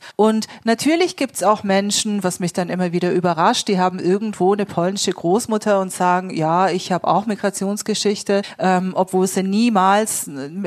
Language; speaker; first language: German; native; German